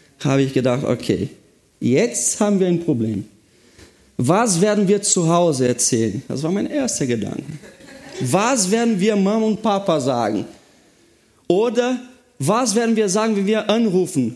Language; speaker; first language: German; non-native, fluent; Portuguese